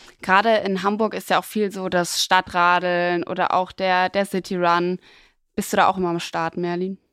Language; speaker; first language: German; native; German